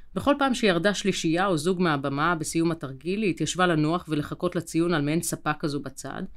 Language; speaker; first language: Hebrew; native; Hebrew